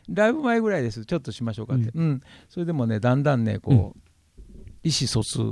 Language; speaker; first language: Japanese; native; Japanese